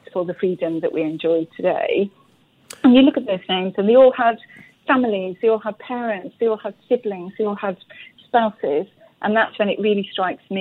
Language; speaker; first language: English; native; English